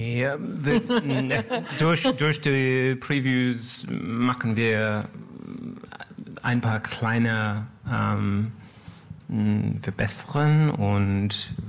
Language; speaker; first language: German; non-native, learner; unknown